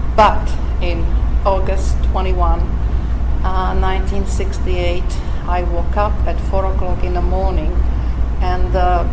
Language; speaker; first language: English; non-native, fluent; Slovak